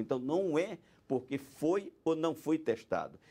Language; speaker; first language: Portuguese; non-native, fluent; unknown